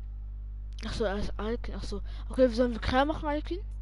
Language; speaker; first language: German; native; German